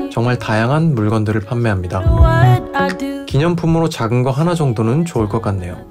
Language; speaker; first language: Korean; native; Korean